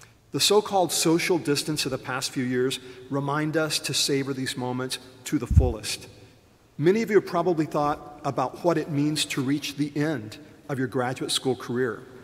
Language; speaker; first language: English; native; English